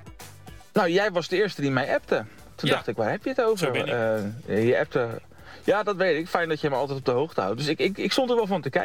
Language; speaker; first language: Dutch; native; Dutch